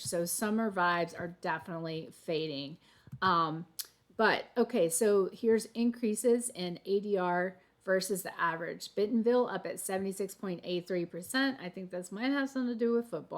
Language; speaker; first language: English; native; English